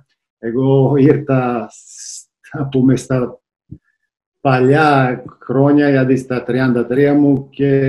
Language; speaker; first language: Greek; non-native, fluent; Serbian